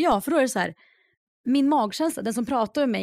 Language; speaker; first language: Swedish; native; Swedish